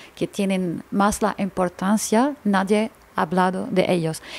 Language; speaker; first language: Spanish; non-native, learner; Arabic